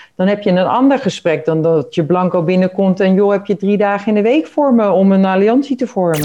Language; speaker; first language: Dutch; native; Dutch